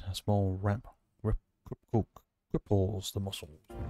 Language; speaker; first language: English; native; English